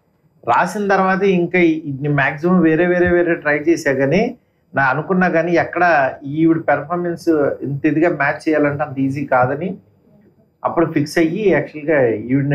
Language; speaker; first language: Telugu; native; Telugu